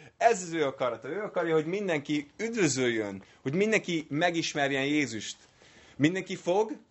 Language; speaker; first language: Hungarian; non-native, fluent; English